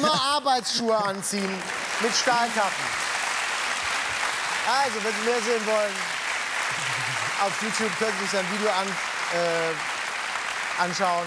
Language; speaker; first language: German; native; German